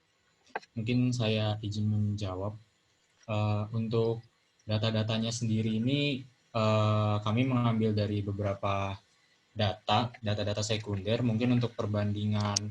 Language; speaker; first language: Indonesian; native; Indonesian